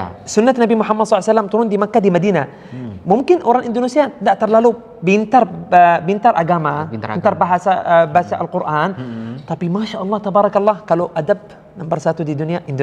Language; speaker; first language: Indonesian; non-native, learner; Arabic